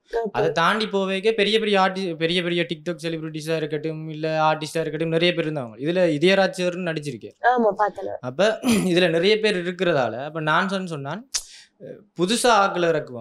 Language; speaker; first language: Tamil; native; Tamil